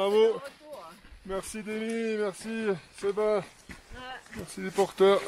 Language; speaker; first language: French; native; French